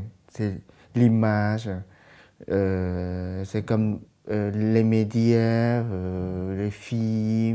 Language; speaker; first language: French; non-native, fluent; Thai